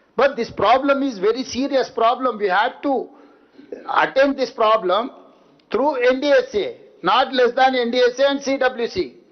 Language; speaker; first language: English; non-native, local second language; Telugu